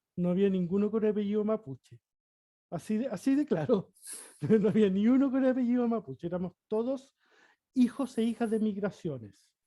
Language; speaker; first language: Spanish; native; Spanish